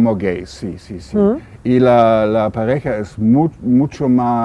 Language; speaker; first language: Spanish; non-native, learner; German